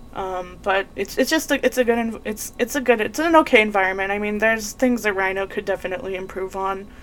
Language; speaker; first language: English; native; English